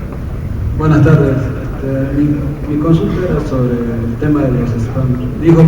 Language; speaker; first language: Spanish; native; Spanish